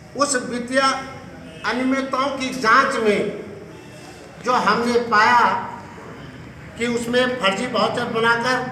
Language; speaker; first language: Hindi; native; Hindi